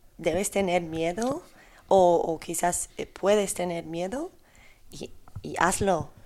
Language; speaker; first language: Spanish; non-native, learner; Polish